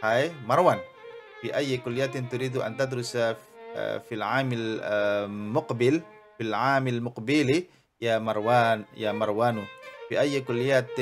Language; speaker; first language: Arabic; non-native, fluent; Indonesian